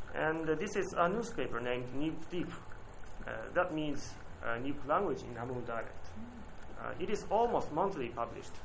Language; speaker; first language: English; non-native, learner; Japanese